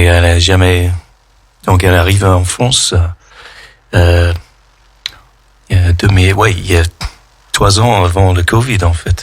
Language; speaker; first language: French; non-native, fluent; English